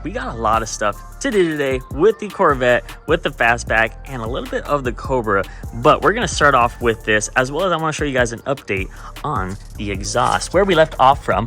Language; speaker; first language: English; native; English